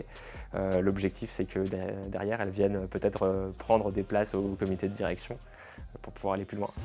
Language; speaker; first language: French; native; French